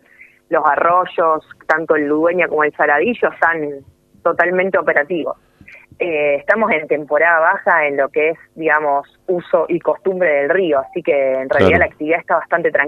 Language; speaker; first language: Spanish; native; Spanish